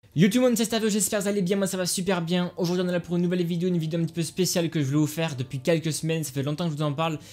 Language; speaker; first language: French; native; French